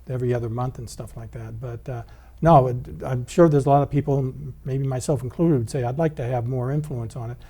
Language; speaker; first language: English; native; English